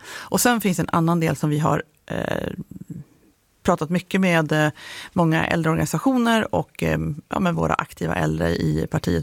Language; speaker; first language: Swedish; native; Swedish